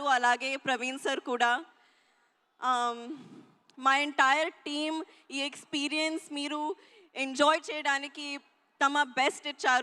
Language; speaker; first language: Telugu; non-native, learner; Hindi